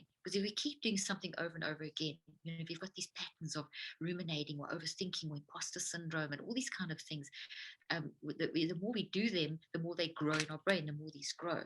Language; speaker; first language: English; native; English